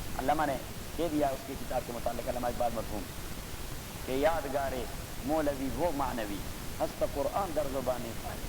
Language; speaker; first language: Urdu; non-native, local second language; Pashto